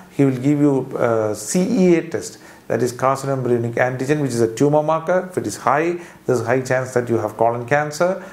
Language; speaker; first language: English; non-native, local second language; Malayalam